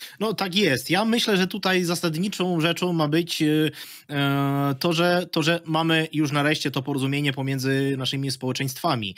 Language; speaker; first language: Polish; non-native, fluent; Ukrainian